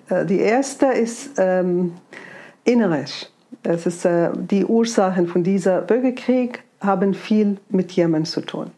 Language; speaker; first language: German; non-native, fluent; Arabic